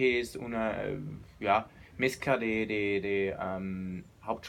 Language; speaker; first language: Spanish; non-native, learner; German